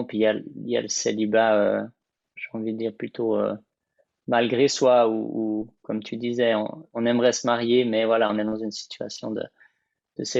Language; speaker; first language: French; native; French